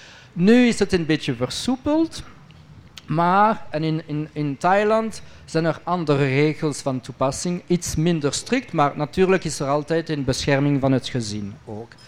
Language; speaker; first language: Dutch; non-native, local second language; French